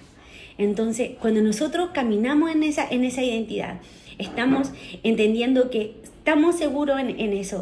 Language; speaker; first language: Spanish; native; Spanish